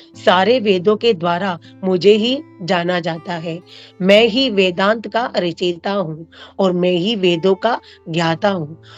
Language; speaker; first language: Hindi; non-native, local second language; Marathi